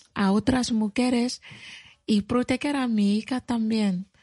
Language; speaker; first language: Spanish; non-native, fluent; Bambara